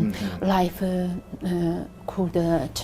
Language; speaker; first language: English; non-native, learner; Chinese